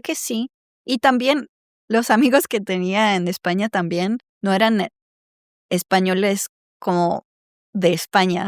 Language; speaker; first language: Spanish; non-native, fluent; Serbian